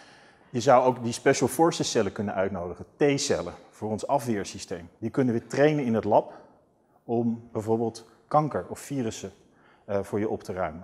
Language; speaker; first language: Dutch; native; Dutch